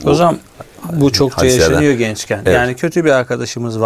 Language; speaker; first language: Turkish; native; Turkish